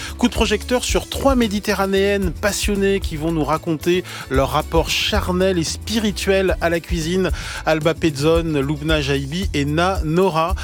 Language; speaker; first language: French; native; French